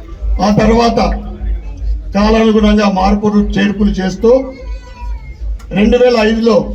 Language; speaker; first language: Telugu; native; Telugu